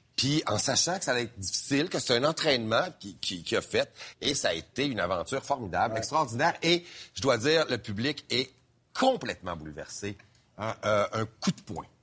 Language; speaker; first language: French; native; French